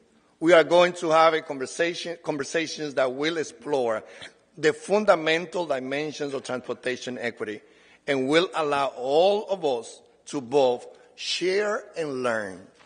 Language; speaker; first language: English; non-native, fluent; Spanish